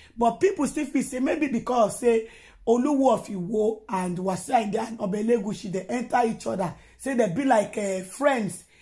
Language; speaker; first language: Nigerian Pidgin; non-native, local second language; Yoruba